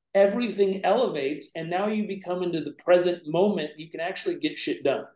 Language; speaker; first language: English; native; English